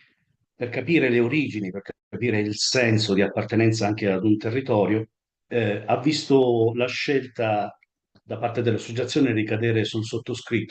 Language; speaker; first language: Italian; native; Italian